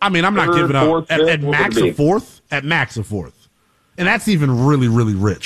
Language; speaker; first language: English; native; English